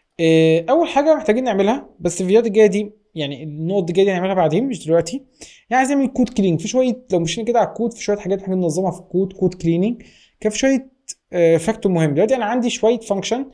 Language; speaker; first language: Arabic; native; Arabic